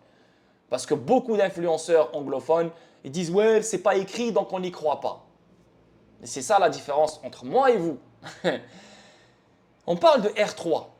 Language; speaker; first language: French; native; French